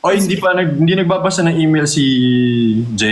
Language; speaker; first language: Filipino; native; Filipino